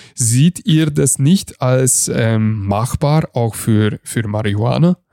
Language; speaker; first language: German; non-native, fluent; Hungarian